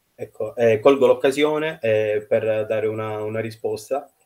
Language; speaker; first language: Italian; non-native, fluent; Russian